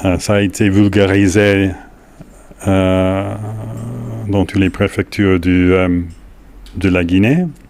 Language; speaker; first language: French; non-native, fluent; English